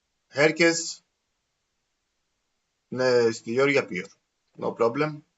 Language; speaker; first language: Turkish; non-native, learner; Greek